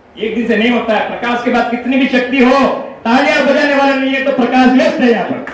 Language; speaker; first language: Hindi; non-native, local second language; Telugu